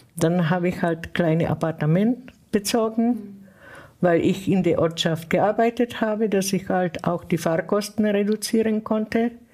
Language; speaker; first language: German; non-native, fluent; Czech